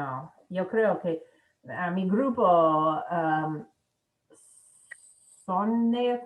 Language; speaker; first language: Spanish; non-native, learner; English